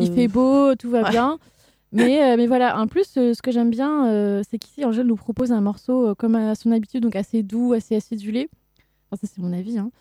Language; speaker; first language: French; native; French